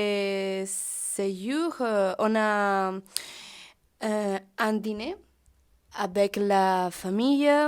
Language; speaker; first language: French; non-native, learner; Spanish